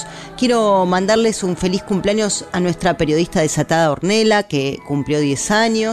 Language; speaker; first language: Spanish; native; Spanish